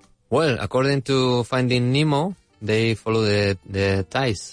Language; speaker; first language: English; non-native, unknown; Spanish